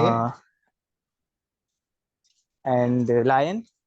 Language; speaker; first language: English; non-native, learner; Kannada